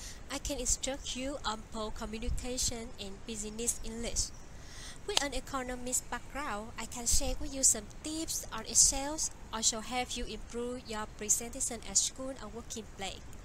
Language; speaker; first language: English; non-native, fluent; Vietnamese